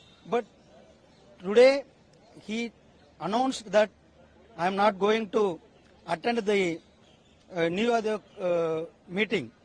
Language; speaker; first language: English; non-native, local second language; Tamil